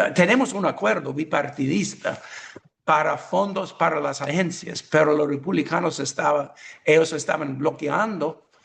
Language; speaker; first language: Spanish; non-native, learner; English